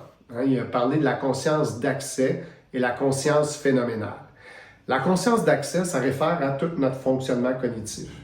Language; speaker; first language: French; native; French